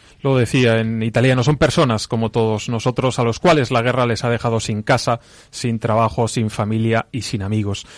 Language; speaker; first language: Spanish; native; Spanish